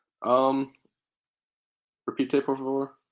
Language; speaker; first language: Spanish; non-native, learner; English